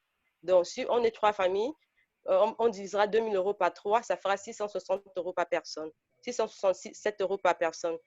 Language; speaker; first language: French; native; French